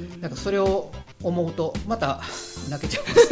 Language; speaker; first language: Japanese; native; Japanese